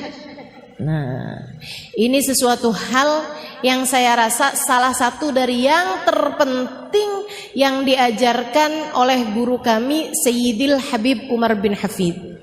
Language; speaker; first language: Indonesian; native; Indonesian